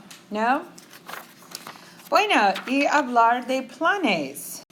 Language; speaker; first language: Spanish; non-native, fluent; English